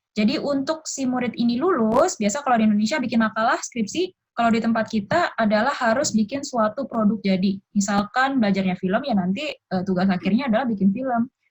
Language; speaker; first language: Indonesian; early bilingual, other home language; Japanese